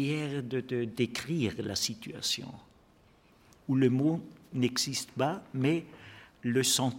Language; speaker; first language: French; non-native, fluent; German